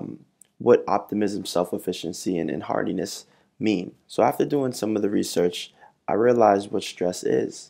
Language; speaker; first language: English; native; English